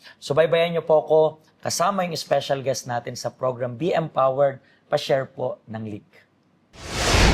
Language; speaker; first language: Filipino; native; Filipino